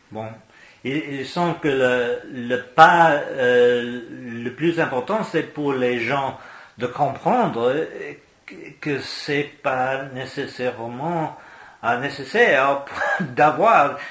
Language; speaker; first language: French; non-native, learner; English